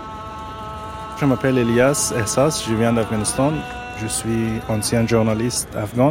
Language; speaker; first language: French; non-native, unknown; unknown